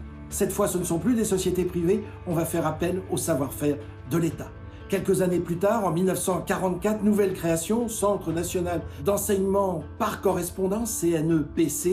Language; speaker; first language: French; native; French